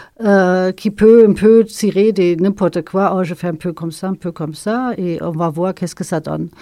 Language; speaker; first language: French; non-native, fluent; German